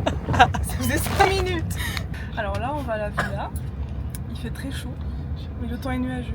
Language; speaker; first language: French; native; French